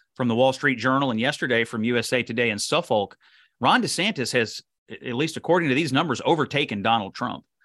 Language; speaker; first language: English; native; English